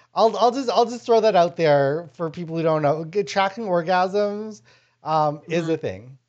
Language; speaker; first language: English; non-native, fluent; Lao